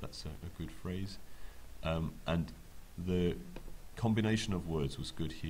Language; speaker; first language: English; native; English